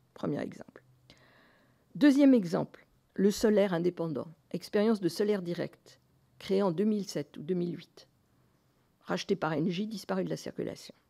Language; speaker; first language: French; native; French